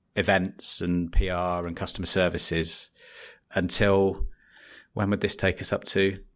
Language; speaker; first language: English; native; English